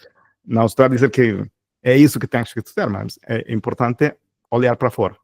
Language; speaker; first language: Portuguese; non-native, fluent; Spanish